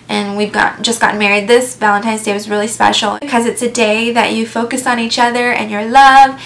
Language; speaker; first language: English; native; English